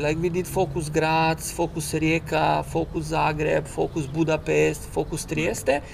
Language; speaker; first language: English; non-native, fluent; Slovenian